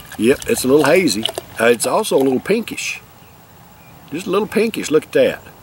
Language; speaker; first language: English; native; English